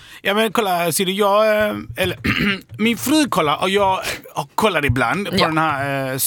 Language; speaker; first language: Swedish; native; Swedish